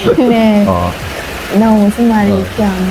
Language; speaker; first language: Korean; non-native, learner; Hmong